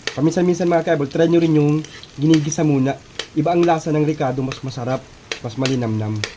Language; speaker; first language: Filipino; native; Filipino